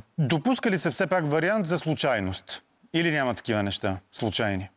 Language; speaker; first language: Bulgarian; native; Bulgarian